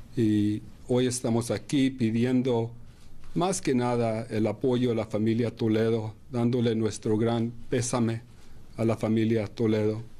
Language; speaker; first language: Spanish; early bilingual, heritage; Spanish